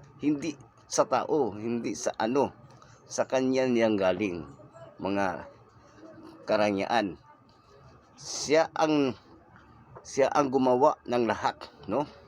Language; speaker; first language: Filipino; non-native, local second language; Cebuano